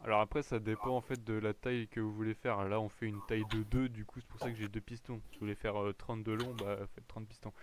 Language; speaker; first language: French; native; French